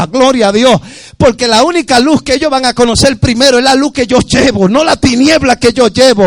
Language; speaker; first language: Spanish; native; Spanish